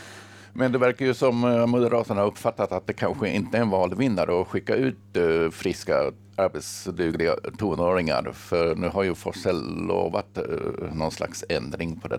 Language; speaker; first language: Swedish; native; Swedish